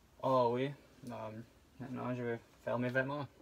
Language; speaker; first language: French; non-native, learner; English